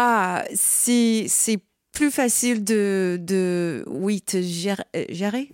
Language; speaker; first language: French; non-native, learner; English